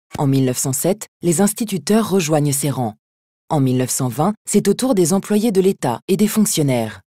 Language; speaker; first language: French; native; French